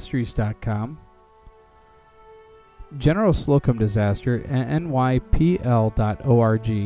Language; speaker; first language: English; native; English